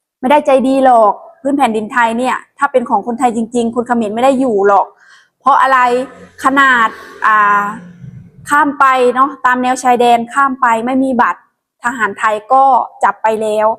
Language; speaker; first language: Thai; non-native, local second language; Northeastern Thai